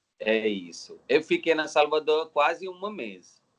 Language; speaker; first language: Portuguese; non-native, learner; Telugu